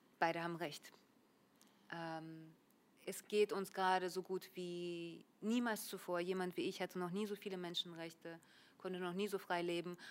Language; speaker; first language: German; early bilingual, other home language; Russian